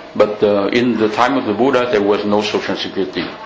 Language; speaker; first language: English; non-native, fluent; Vietnamese